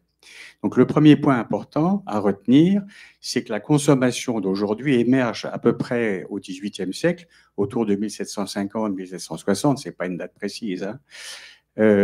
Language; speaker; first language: French; native; French